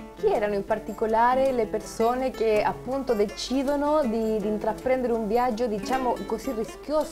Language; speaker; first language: Italian; non-native, fluent; Spanish